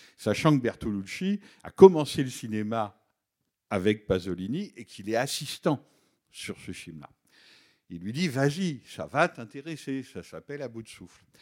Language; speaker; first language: French; native; French